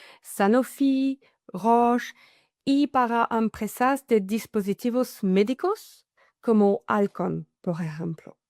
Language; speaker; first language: Spanish; non-native, fluent; French